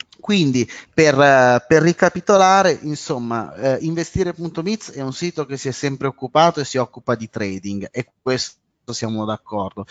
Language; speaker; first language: Italian; native; Italian